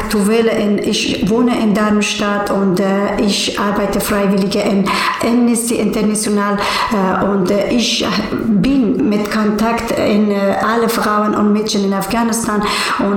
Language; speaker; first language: German; non-native, learner; Persian